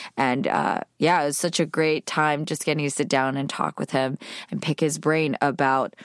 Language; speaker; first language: English; native; English